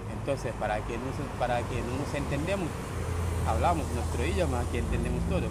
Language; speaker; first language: Spanish; non-native, fluent; Wolof